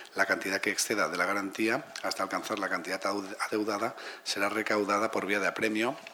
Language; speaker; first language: Spanish; non-native, local second language; Catalan